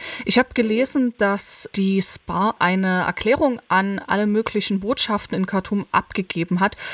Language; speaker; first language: German; native; German